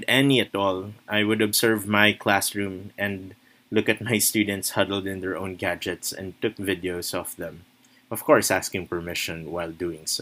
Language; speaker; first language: English; non-native, local second language; Filipino